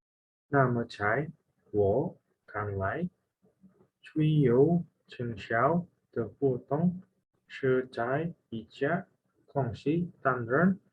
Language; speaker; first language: Chinese; non-native, learner; Indonesian